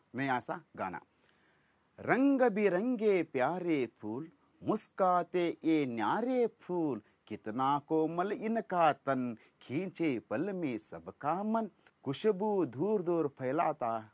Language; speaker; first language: Hindi; non-native, local second language; Kannada